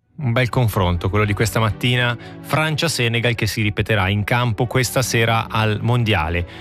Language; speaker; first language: Italian; native; Italian